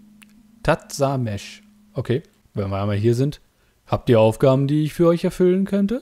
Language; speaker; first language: German; native; German